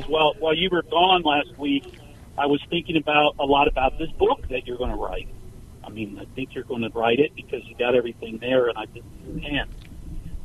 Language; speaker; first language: English; native; English